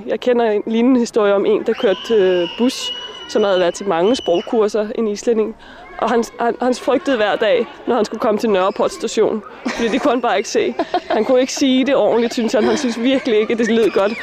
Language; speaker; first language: Danish; early bilingual, other home language; Icelandic